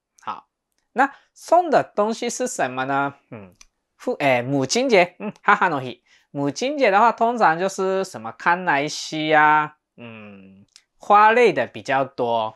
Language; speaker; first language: Chinese; non-native, fluent; Japanese